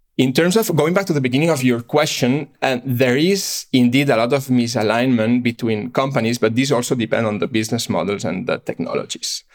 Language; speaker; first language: English; non-native, fluent; Catalan